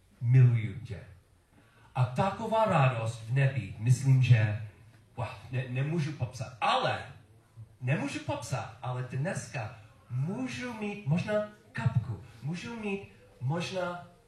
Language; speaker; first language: Czech; non-native, learner; English